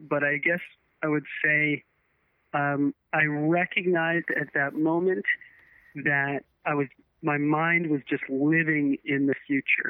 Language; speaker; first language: English; native; English